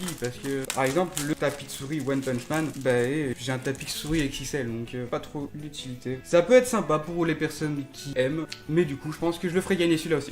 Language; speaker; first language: French; native; French